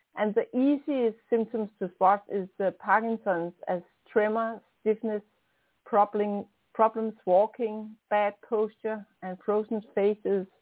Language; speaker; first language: English; non-native, fluent; Danish